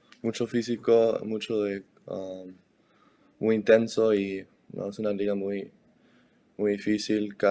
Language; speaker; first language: Spanish; early bilingual, heritage; Spanish